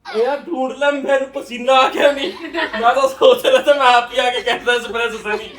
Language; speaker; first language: Hindi; non-native, local second language; Punjabi